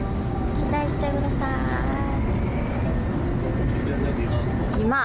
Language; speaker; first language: Japanese; non-native, learner; Korean